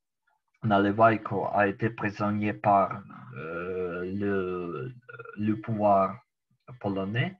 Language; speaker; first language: French; non-native, learner; Ukrainian